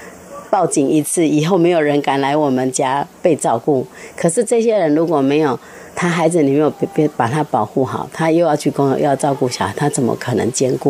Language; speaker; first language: Chinese; native; Chinese